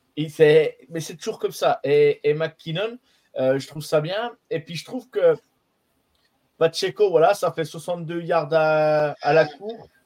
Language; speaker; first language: French; native; French